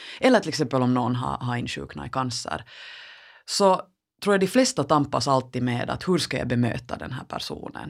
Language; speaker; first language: Swedish; native; Swedish